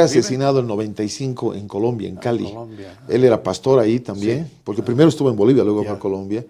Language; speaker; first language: Spanish; native; Spanish